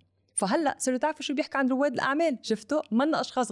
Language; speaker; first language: Arabic; native; Arabic